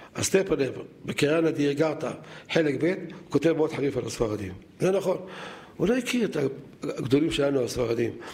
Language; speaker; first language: Hebrew; native; Hebrew